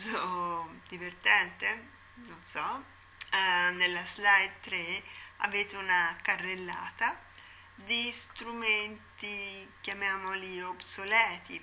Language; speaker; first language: Italian; native; Italian